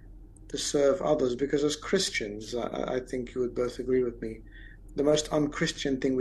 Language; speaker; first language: English; native; English